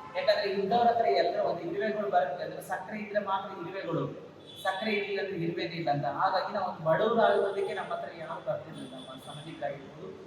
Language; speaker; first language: Kannada; native; Kannada